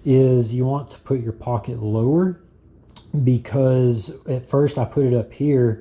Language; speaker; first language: English; native; English